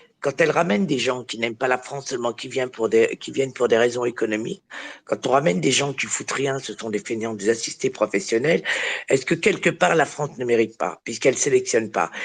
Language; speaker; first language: French; early bilingual, other home language; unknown